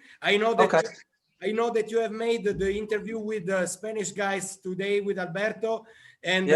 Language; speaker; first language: English; non-native, learner; Italian